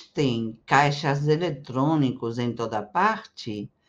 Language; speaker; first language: Portuguese; non-native, fluent; Spanish